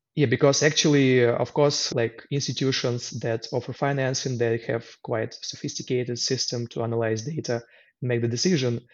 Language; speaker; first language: English; non-native, fluent; Ukrainian